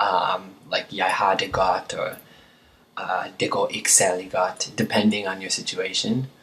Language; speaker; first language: Danish; non-native, fluent; English